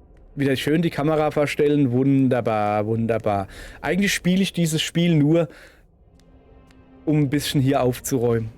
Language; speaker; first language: German; native; German